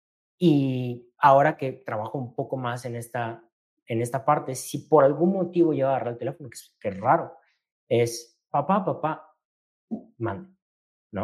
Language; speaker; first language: Spanish; native; Spanish